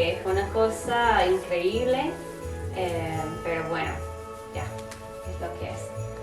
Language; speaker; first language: Spanish; non-native, learner; English